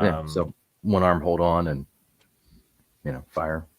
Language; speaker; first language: English; native; English